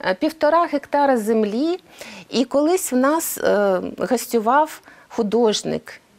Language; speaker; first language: Ukrainian; non-native, local second language; Russian